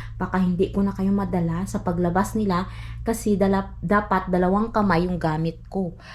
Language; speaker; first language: Filipino; non-native, local second language; Cebuano